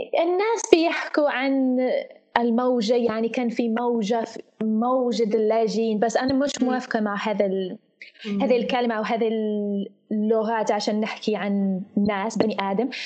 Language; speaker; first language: Arabic; non-native, fluent; English